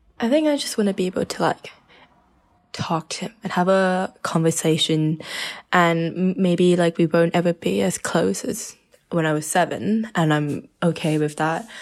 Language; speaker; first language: English; early bilingual, other home language; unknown